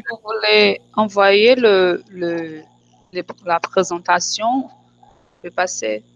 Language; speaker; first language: French; non-native, fluent; Portuguese